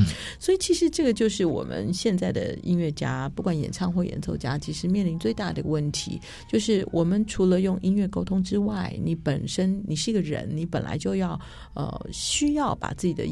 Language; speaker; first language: Chinese; native; Chinese